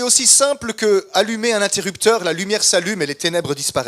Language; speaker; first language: French; native; French